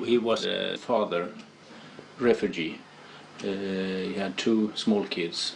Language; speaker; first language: English; non-native, fluent; Swedish